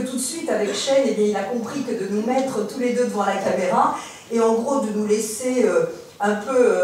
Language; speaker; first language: French; native; French